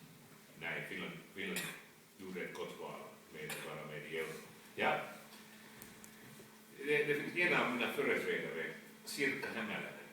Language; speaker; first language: Swedish; non-native, fluent; Finnish